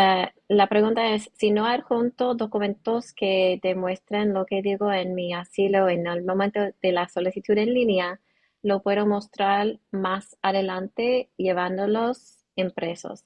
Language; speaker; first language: Spanish; non-native, learner; English